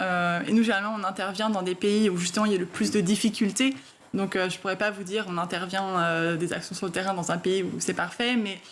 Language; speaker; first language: French; native; French